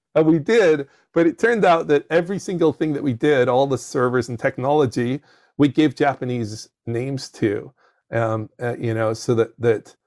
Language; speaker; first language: English; native; English